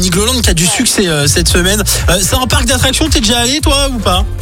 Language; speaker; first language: French; native; French